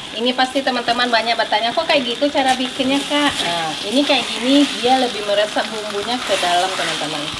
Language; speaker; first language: Indonesian; native; Indonesian